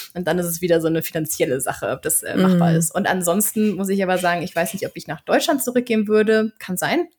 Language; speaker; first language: German; native; German